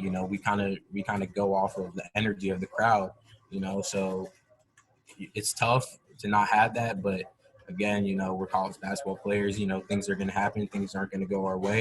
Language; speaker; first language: English; native; English